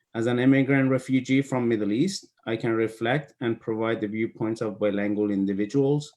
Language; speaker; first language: English; non-native, fluent; Persian